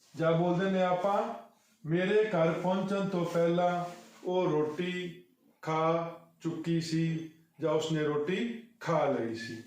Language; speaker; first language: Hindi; non-native, local second language; Punjabi